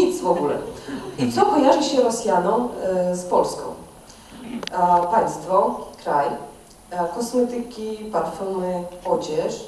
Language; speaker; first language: Polish; non-native, fluent; Russian